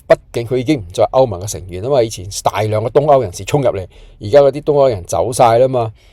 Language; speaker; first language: Cantonese; native; Cantonese